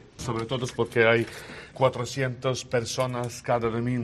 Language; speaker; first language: Spanish; non-native, learner; Ukrainian